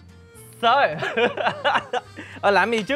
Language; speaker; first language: Vietnamese; early bilingual, heritage; English